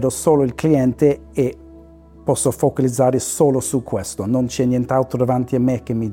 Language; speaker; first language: Italian; non-native, fluent; English